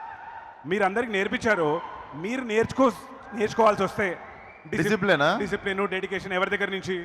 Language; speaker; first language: Telugu; native; Telugu